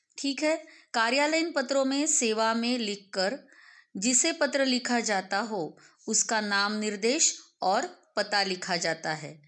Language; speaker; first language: Hindi; non-native, local second language; Marathi